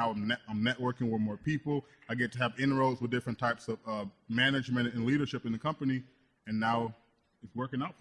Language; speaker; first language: English; native; English